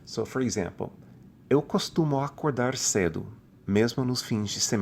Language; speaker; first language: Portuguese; non-native, fluent; English